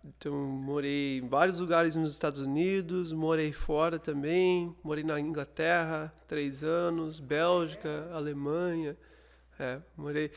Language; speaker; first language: Portuguese; non-native, fluent; English